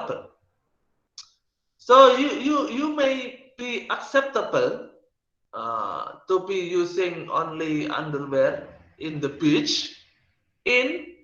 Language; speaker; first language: English; non-native, learner; Indonesian